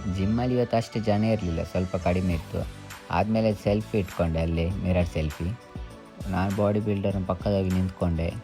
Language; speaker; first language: Kannada; non-native, local second language; Tulu